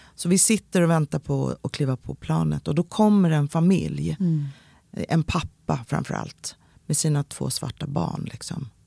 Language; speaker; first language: Swedish; native; Swedish